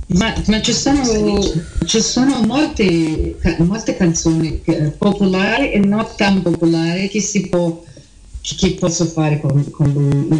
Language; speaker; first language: Italian; early bilingual, heritage; Portuguese